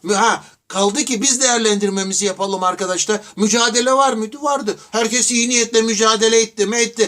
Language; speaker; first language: Turkish; native; Turkish